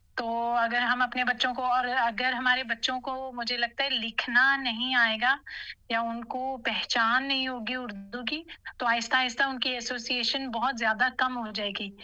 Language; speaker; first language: Urdu; native; Urdu